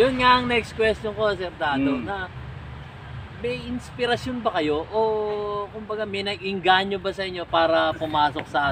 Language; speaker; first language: Filipino; native; Filipino